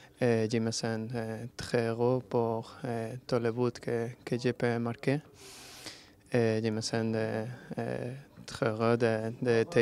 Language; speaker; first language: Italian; non-native, learner; Spanish